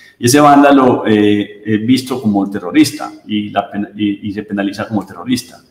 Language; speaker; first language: Spanish; native; Spanish